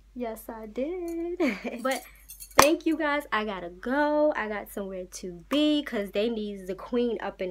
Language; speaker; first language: English; native; English